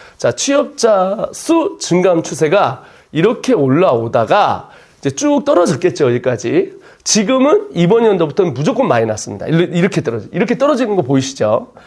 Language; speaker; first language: Korean; native; Korean